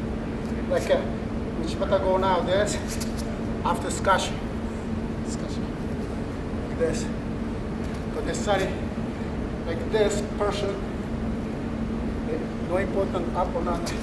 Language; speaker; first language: English; non-native, learner; Spanish